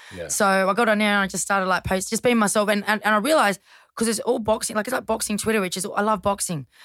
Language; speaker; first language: English; native; English